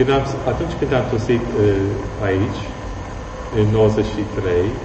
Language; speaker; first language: Romanian; non-native, fluent; English